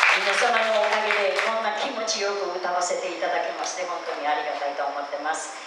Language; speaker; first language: Japanese; early bilingual, other home language; Filipino